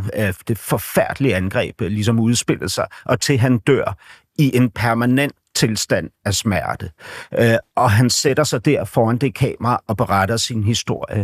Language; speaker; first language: Danish; native; Danish